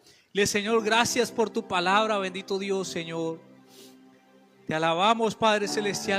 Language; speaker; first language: Spanish; native; Spanish